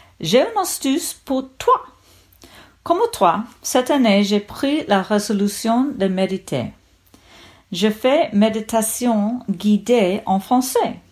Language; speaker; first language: French; non-native, learner; English